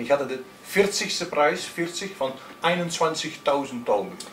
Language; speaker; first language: German; non-native, learner; Dutch